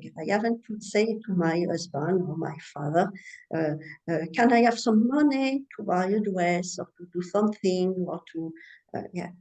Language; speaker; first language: English; non-native, learner; French